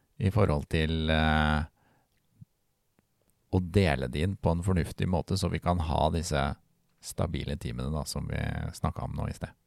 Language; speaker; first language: Norwegian; native; Norwegian